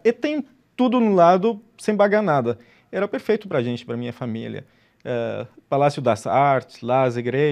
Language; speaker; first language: Portuguese; non-native, fluent; Arabic